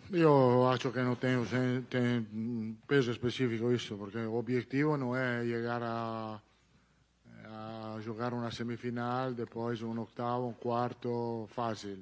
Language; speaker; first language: Portuguese; non-native, learner; Italian